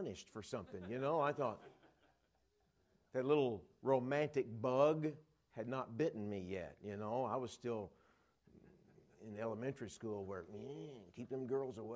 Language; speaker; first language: English; native; English